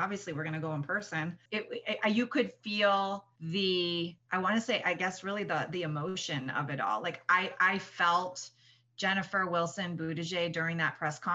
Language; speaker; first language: English; native; English